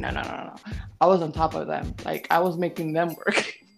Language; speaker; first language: English; early bilingual, other home language; Spanish